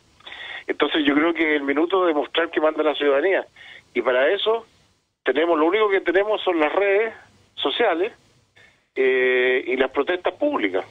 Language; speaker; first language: Spanish; native; Spanish